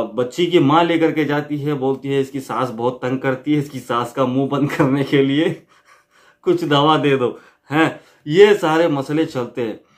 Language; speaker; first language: Hindi; native; Hindi